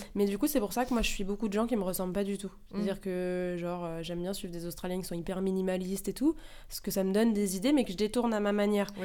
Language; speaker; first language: French; native; French